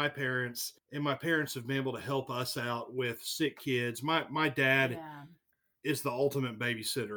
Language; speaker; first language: English; native; English